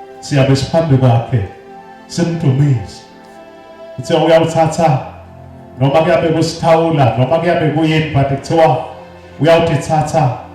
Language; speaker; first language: Zulu; non-native, local second language; Swati